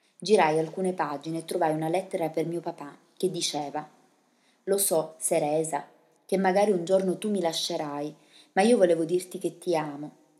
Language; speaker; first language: Italian; early bilingual, other home language; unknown